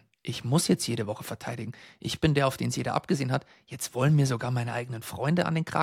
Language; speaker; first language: German; native; German